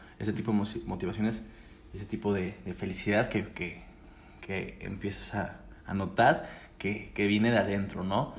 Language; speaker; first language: Spanish; native; Spanish